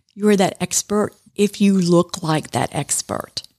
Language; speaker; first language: English; native; English